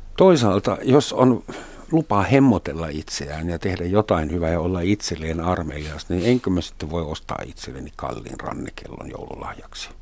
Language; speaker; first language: Finnish; non-native, fluent; German